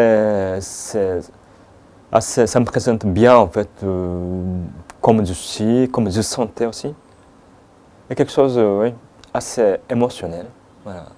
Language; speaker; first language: French; non-native, fluent; Japanese